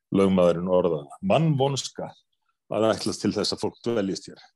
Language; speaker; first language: Icelandic; native; Icelandic